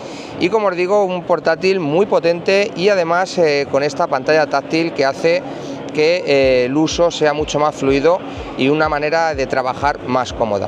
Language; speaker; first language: Spanish; native; Spanish